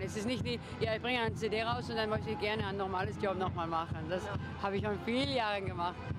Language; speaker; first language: German; non-native, learner; English